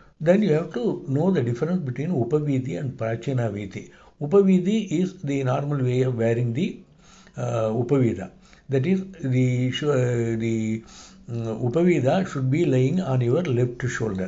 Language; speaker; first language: English; non-native, local second language; Tamil